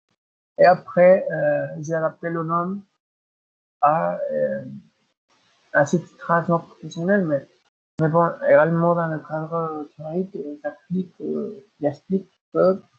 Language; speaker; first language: French; non-native, learner; Spanish